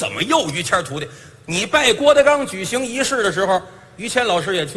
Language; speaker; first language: Chinese; native; Chinese